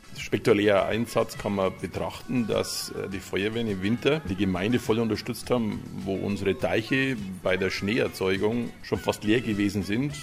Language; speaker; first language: German; native; German